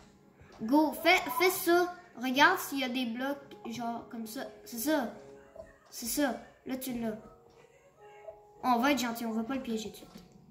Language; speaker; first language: French; native; French